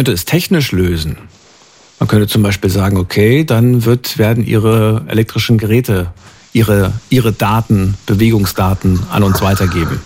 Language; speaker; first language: German; native; German